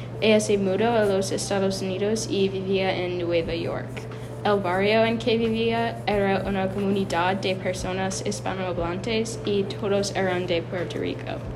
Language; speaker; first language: Spanish; non-native, learner; English